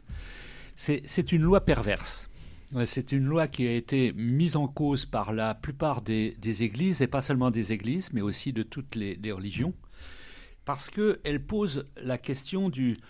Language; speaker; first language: French; native; French